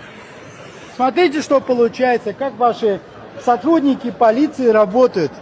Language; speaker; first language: Russian; non-native, fluent; Romanian